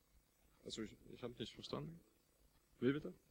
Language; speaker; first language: German; non-native, fluent; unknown